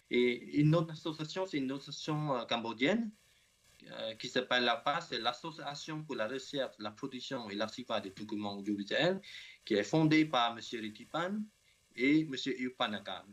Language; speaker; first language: French; non-native, learner; Khmer